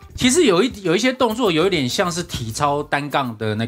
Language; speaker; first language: Chinese; native; Chinese